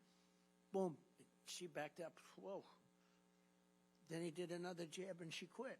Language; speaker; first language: English; native; English